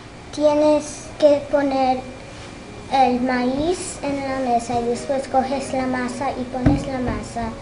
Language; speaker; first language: Spanish; non-native, learner; English